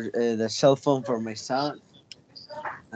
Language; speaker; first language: English; non-native, learner; Spanish